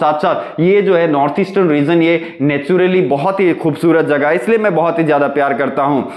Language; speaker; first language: Hindi; non-native, local second language; Nepali